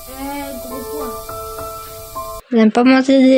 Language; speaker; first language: French; non-native, local second language; Morisyen